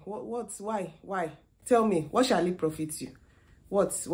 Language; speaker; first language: English; non-native, local second language; Yoruba